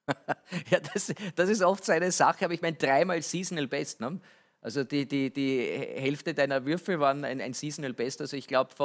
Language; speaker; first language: German; native; German